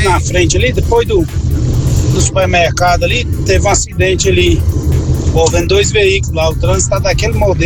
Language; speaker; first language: Portuguese; native; Portuguese